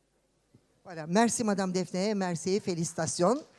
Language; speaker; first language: French; non-native, fluent; Turkish